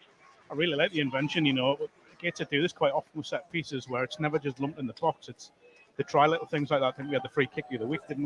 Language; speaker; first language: English; native; English